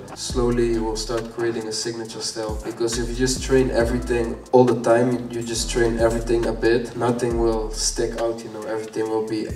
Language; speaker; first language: English; non-native, fluent; Dutch